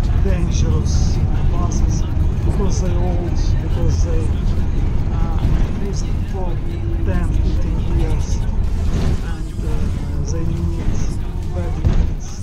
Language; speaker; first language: English; non-native, learner; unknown